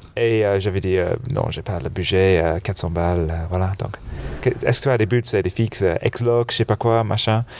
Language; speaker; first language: French; non-native, fluent; English